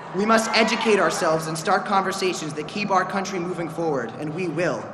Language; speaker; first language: English; native; English